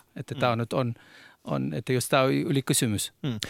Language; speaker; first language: Finnish; non-native, learner; Arabic